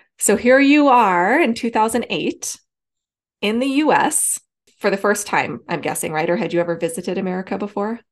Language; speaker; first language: English; native; English